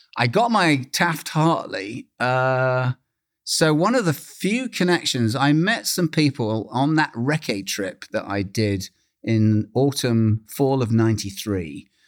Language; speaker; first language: English; native; English